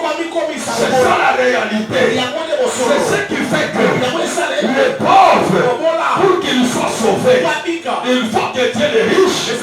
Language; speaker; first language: French; non-native, local second language; Lingala